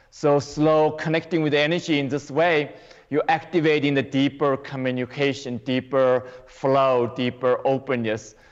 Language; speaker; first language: English; non-native, fluent; Chinese